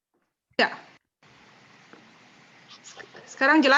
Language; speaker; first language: Indonesian; native; Indonesian